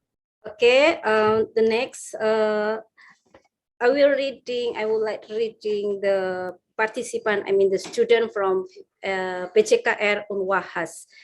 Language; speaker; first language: English; non-native, learner; Indonesian